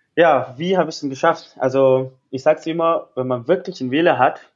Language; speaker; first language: German; non-native, fluent; Indonesian